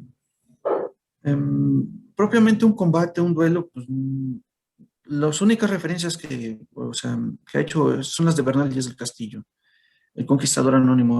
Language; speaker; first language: Spanish; native; Spanish